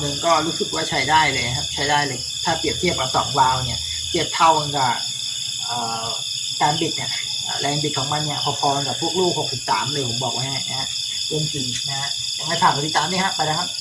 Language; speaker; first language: Thai; native; Thai